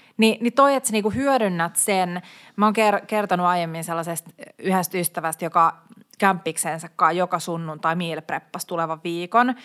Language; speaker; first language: Finnish; native; Finnish